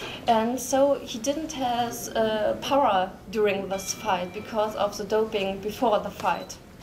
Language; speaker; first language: English; non-native, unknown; German